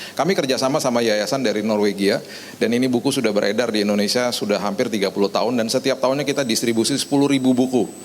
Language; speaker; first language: Indonesian; native; Indonesian